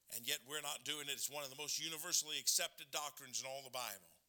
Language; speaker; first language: English; native; English